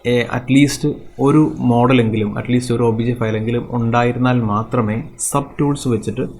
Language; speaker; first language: Malayalam; native; Malayalam